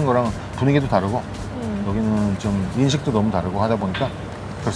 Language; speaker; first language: Korean; native; Korean